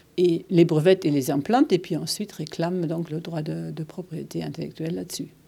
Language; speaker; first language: French; non-native, fluent; German